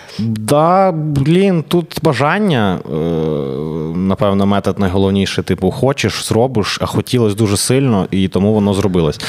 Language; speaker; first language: Ukrainian; non-native, local second language; Russian